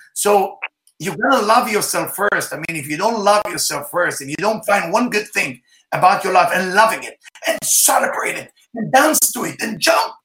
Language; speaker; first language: English; non-native, fluent; Hebrew